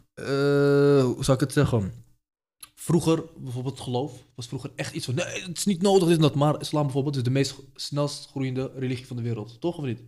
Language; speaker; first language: Dutch; early bilingual, other home language; Arabic